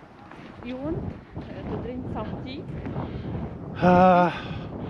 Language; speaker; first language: English; non-native, learner; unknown